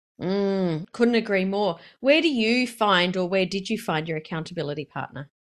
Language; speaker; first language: English; native; English